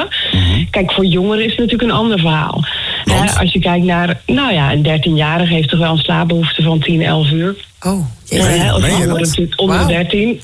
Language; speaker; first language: Dutch; native; Dutch